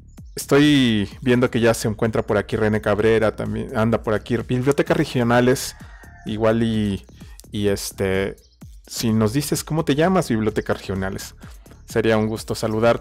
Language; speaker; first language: Spanish; native; Spanish